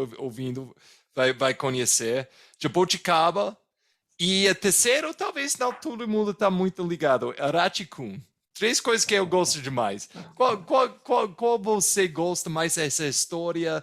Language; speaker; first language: Portuguese; non-native, fluent; English